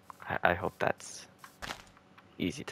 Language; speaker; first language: English; native; English